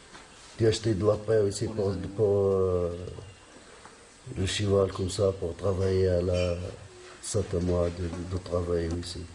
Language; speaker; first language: French; non-native, local second language; Arabic